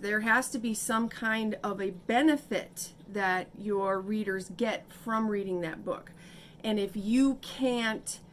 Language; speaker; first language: English; native; English